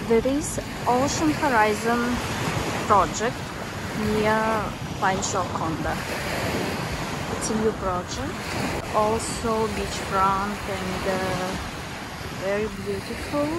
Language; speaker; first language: English; non-native, learner; Russian